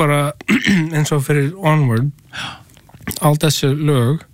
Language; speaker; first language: Icelandic; non-native, learner; English